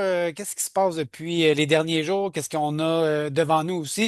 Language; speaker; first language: French; native; French